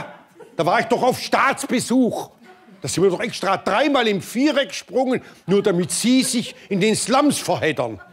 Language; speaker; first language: German; native; German